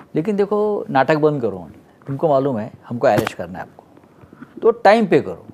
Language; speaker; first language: Hindi; non-native, local second language; Marathi